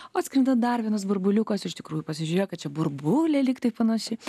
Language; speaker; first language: Lithuanian; native; Lithuanian